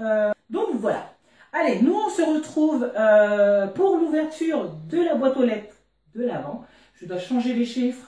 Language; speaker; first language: French; native; French